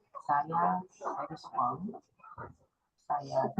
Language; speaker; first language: Indonesian; non-native, learner; Chinese